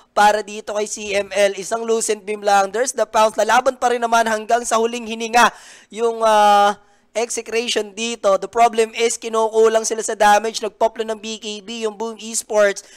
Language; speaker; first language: Filipino; native; Filipino